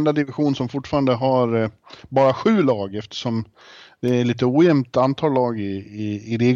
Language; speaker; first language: Swedish; native; Swedish